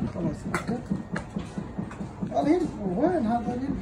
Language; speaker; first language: Arabic; non-native, learner; Urdu